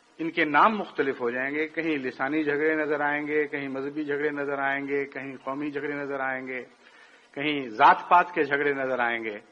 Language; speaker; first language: Urdu; native; Urdu